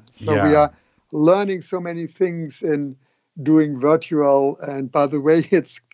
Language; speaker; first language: English; non-native, fluent; German